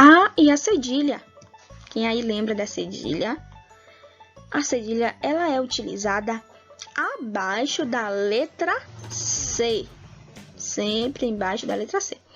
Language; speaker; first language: Portuguese; native; Portuguese